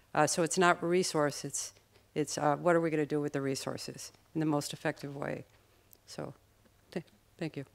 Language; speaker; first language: English; native; English